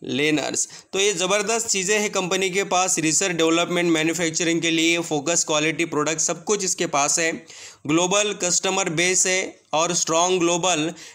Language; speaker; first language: Hindi; native; Hindi